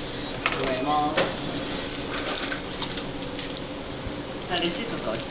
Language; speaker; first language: Japanese; native; Japanese